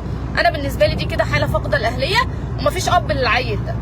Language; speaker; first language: Arabic; native; Arabic